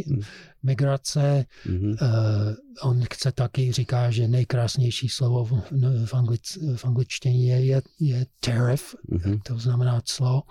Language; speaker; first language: Czech; non-native, fluent; English